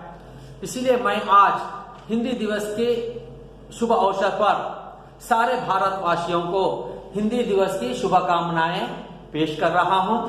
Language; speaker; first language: Hindi; non-native, local second language; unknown